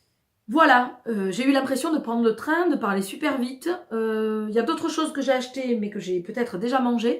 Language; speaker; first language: French; native; French